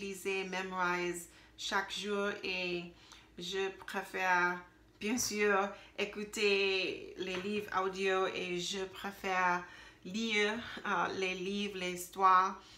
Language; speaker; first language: French; non-native, learner; English